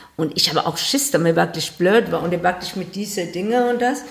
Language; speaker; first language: German; non-native, learner; Swedish